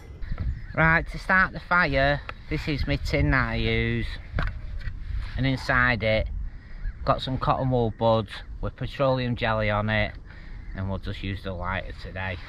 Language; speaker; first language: English; native; English